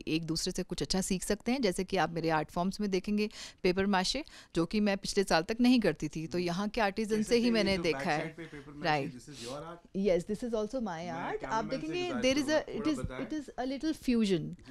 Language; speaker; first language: Hindi; native; Hindi